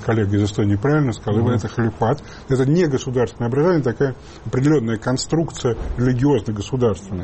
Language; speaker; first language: Russian; native; Russian